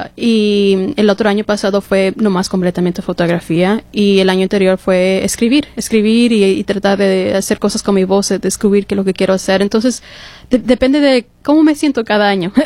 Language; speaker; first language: Spanish; early bilingual, heritage; English